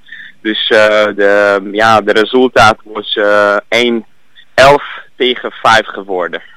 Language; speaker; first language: Dutch; non-native, learner; Hungarian